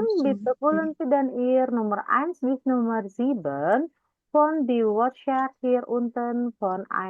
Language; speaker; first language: German; non-native, learner; Indonesian